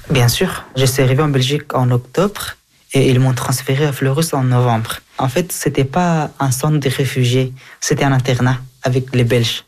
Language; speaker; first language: French; early bilingual, other home language; Persian